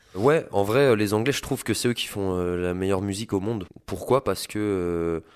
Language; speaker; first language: French; native; French